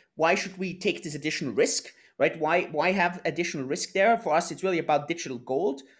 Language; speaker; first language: English; non-native, fluent; German